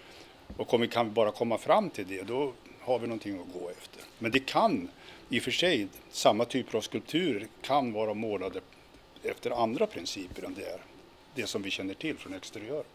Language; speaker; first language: Swedish; native; Swedish